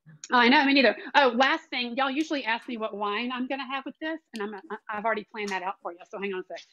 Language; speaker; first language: English; native; English